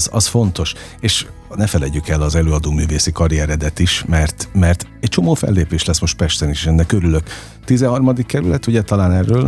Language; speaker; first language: Hungarian; native; Hungarian